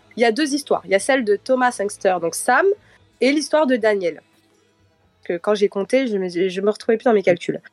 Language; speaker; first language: French; early bilingual, heritage; French